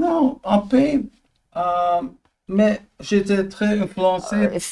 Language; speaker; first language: French; early bilingual, heritage; English